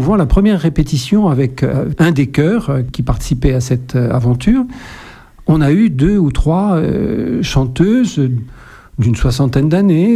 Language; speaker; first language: French; native; French